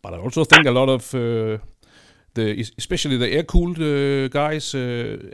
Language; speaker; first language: English; non-native, fluent; Danish